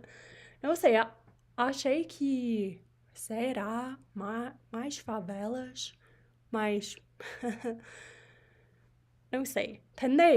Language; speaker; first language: Portuguese; non-native, learner; English